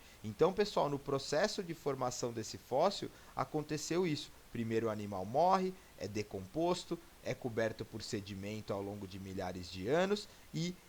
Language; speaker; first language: Portuguese; native; Portuguese